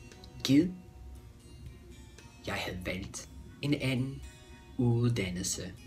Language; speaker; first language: Danish; non-native, fluent; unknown